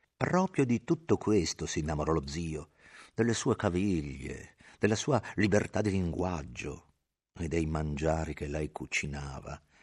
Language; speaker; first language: Italian; native; Italian